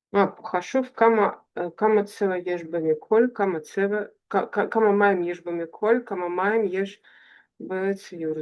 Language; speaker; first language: Hebrew; non-native, fluent; Russian